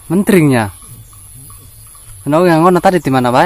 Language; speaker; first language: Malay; non-native, local second language; Sundanese